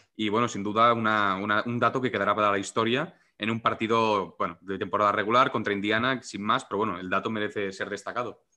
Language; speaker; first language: Spanish; non-native, local second language; Catalan